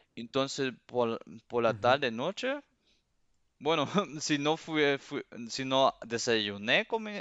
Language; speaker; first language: Spanish; early bilingual, heritage; Spanish